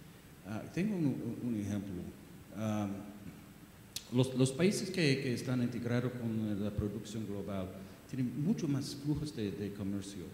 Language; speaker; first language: Spanish; non-native, learner; English